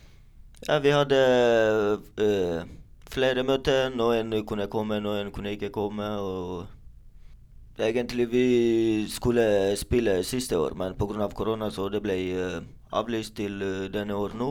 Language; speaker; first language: Norwegian; non-native, learner; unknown